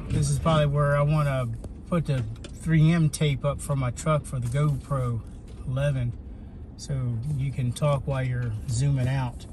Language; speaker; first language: English; native; English